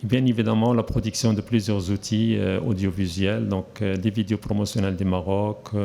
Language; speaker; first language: French; non-native, local second language; Arabic